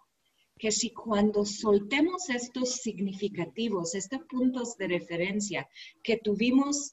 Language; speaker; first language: Spanish; non-native, learner; English